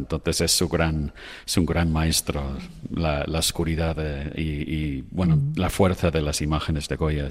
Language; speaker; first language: Spanish; non-native, fluent; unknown